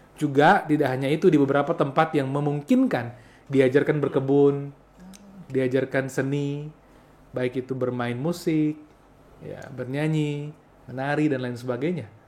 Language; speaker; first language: Indonesian; non-native, local second language; Balinese